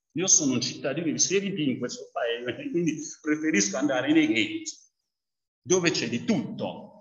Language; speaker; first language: Italian; non-native, fluent; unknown